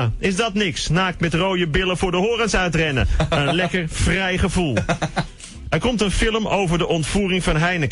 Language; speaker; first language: Dutch; native; Dutch